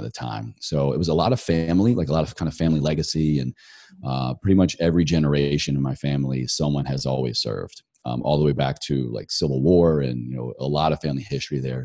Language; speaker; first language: English; native; English